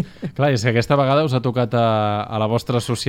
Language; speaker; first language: Catalan; native; Catalan